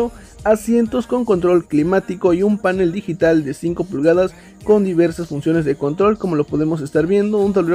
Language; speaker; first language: Spanish; native; Spanish